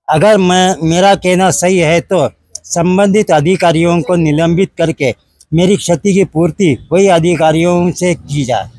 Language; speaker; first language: Hindi; non-native, local second language; Marathi